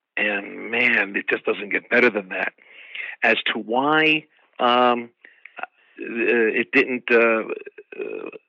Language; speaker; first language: English; native; English